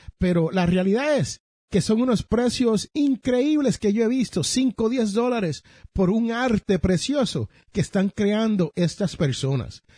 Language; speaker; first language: Spanish; early bilingual, heritage; Spanish